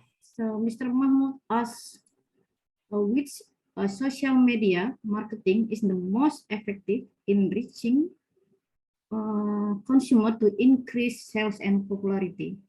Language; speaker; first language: English; non-native, fluent; Indonesian